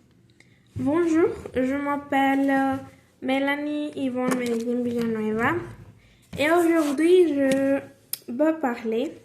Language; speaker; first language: French; non-native, learner; Spanish